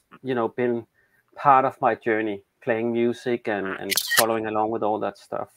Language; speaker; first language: English; non-native, fluent; Danish